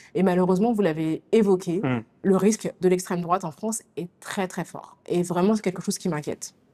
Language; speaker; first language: French; native; French